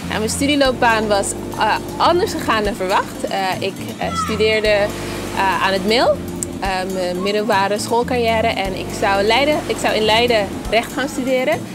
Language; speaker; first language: Dutch; early bilingual, other home language; Papiamento